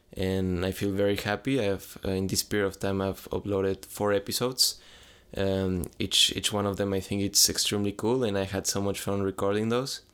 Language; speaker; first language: English; non-native, fluent; Spanish